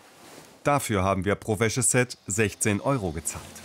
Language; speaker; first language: German; native; German